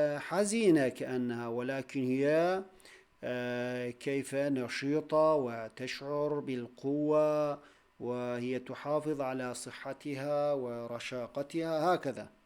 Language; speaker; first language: Arabic; non-native, fluent; Turkish